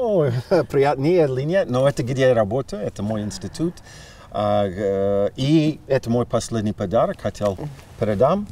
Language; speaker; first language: Russian; non-native, fluent; English